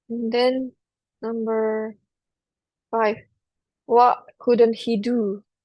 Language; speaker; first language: English; non-native, fluent; Indonesian